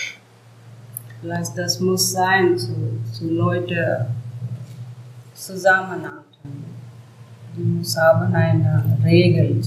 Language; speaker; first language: German; non-native, learner; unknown